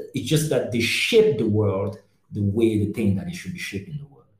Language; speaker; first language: English; non-native, local second language; French